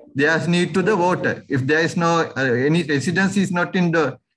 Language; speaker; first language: English; non-native, local second language; Sinhala